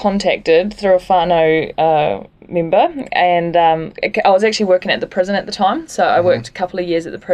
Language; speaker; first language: English; native; English